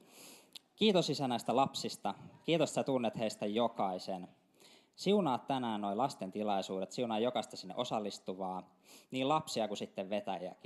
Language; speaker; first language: Finnish; native; Finnish